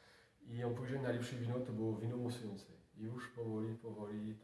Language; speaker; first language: Polish; non-native, learner; French